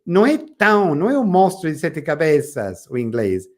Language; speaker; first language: Portuguese; non-native, fluent; English